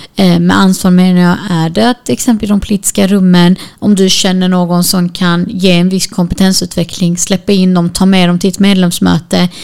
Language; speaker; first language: Swedish; early bilingual, other home language; Kurdish